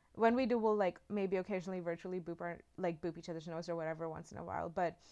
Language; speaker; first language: English; non-native, local second language; Hindi